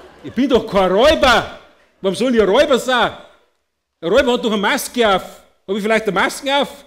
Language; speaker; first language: German; native; German